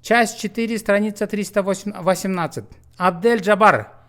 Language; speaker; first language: Russian; non-native, local second language; Kyrgyz